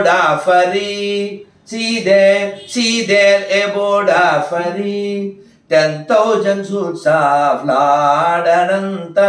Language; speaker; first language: Telugu; native; Telugu